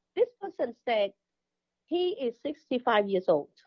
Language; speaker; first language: English; non-native, fluent; Vietnamese